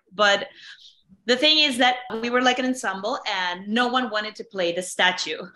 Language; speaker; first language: English; non-native, fluent; Spanish